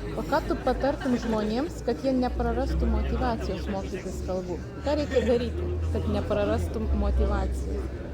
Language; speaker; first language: Lithuanian; native; Lithuanian